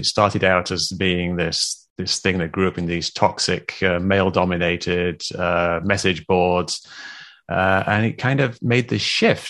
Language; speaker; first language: English; native; English